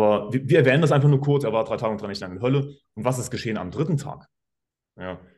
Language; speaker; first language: German; native; German